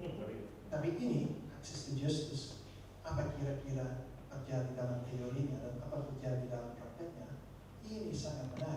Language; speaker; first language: Indonesian; non-native, fluent; Dutch